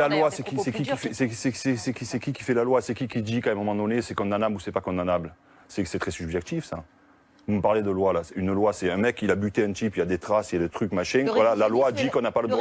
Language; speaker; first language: French; native; French